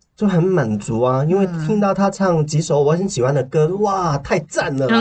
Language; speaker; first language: Chinese; non-native, fluent; Cantonese